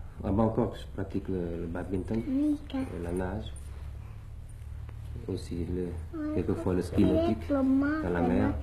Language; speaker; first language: French; early bilingual, other home language; Thai